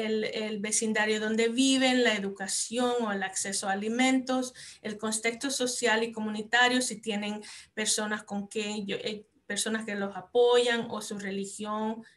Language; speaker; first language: Spanish; early bilingual, heritage; Spanish